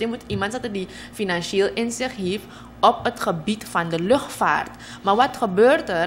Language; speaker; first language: Dutch; native; Dutch